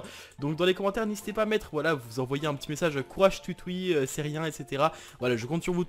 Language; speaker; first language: French; native; French